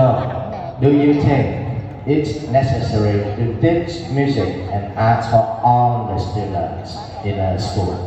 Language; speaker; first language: English; non-native, learner; Vietnamese